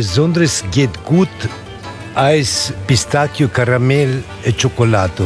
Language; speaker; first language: German; non-native, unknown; Italian